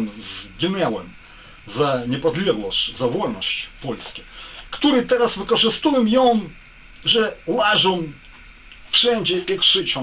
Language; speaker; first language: Polish; non-native, learner; Ukrainian